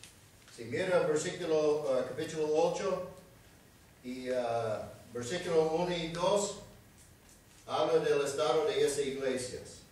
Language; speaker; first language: Spanish; non-native, fluent; English